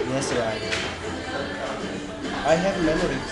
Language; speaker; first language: English; non-native, learner; Korean